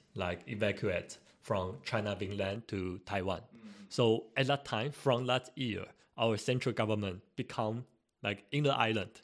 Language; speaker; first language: English; non-native, learner; Chinese